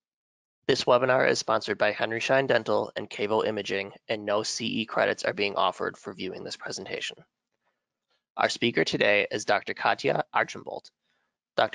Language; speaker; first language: English; native; English